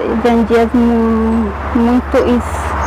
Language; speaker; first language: Portuguese; non-native, local second language; Guarani